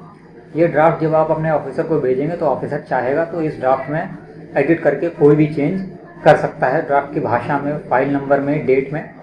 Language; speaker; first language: Hindi; native; Hindi